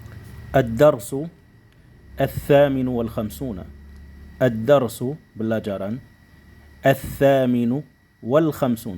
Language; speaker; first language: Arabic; non-native, fluent; Indonesian